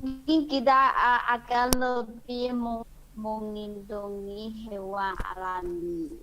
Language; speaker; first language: Indonesian; non-native, fluent; Chinese